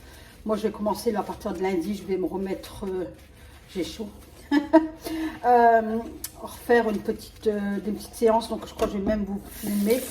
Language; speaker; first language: French; native; French